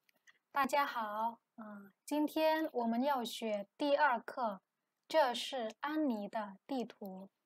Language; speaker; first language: Chinese; non-native, fluent; Indonesian